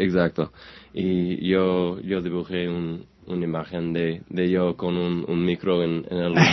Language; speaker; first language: Spanish; non-native, learner; English